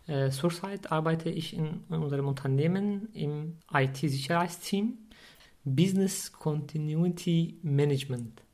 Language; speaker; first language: German; non-native, fluent; Turkish